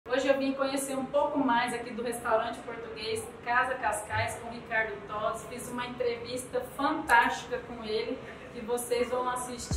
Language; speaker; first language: Portuguese; native; Portuguese